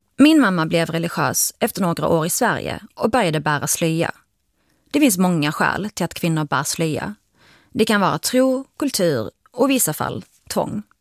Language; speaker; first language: Swedish; early bilingual, other home language; Arabic